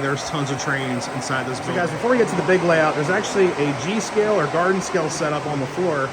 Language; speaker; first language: English; native; English